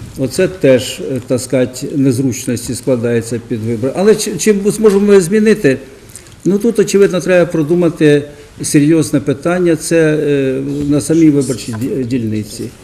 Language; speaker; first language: Ukrainian; native; Ukrainian